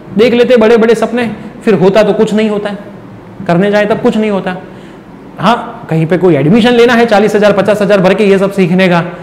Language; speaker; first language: Hindi; non-native, local second language; Gujarati